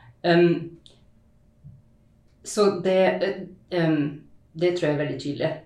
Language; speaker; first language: Norwegian; non-native, fluent; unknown